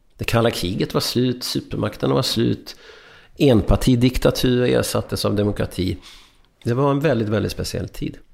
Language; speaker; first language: Swedish; early bilingual, other home language; Hungarian